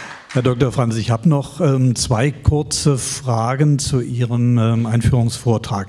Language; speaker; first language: German; native; German